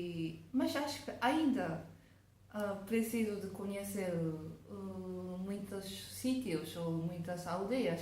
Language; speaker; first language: Portuguese; non-native, fluent; Japanese